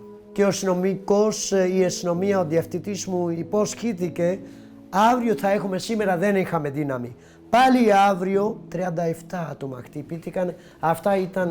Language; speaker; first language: Greek; non-native, learner; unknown